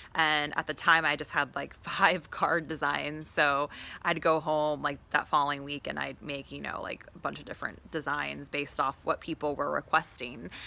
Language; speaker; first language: English; native; English